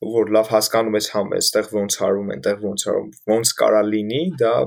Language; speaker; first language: Armenian; native; Armenian